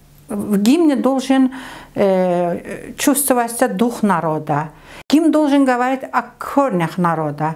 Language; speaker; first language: Russian; non-native, learner; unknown